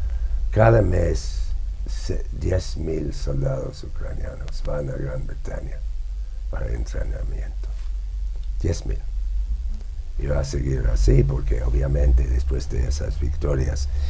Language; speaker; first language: Spanish; non-native, fluent; English